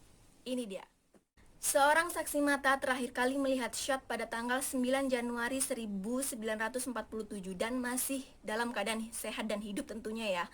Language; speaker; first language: Indonesian; native; Indonesian